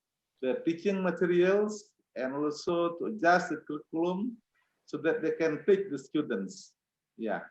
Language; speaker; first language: English; non-native, fluent; Indonesian